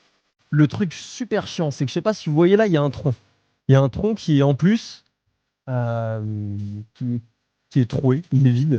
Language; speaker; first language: French; native; French